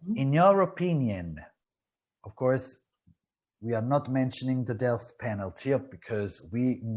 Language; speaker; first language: English; non-native, fluent; Italian